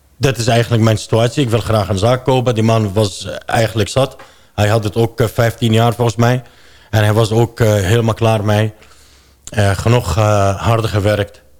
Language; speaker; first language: Dutch; non-native, fluent; Arabic